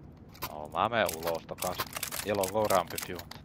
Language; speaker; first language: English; non-native, learner; Finnish